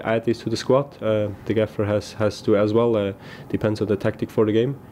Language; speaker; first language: English; non-native, fluent; German